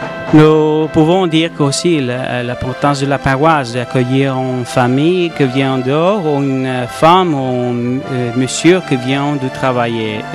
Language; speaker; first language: French; non-native, learner; Spanish